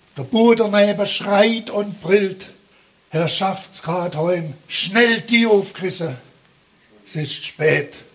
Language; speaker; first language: German; native; German